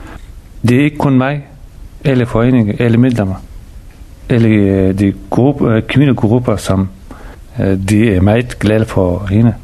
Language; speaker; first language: Danish; non-native, learner; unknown